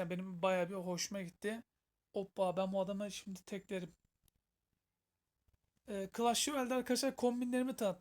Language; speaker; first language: Turkish; native; Turkish